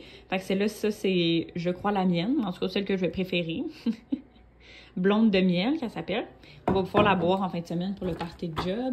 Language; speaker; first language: French; native; French